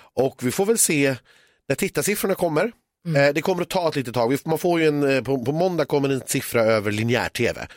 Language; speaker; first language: Swedish; native; Swedish